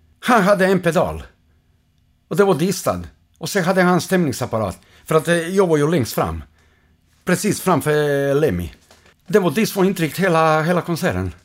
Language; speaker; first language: Swedish; non-native, fluent; Croatian